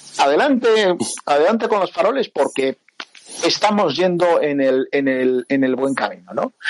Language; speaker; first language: Spanish; early bilingual, other home language; Portuguese